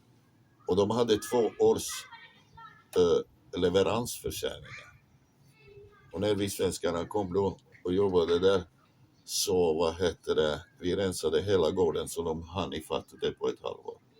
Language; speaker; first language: Swedish; non-native, fluent; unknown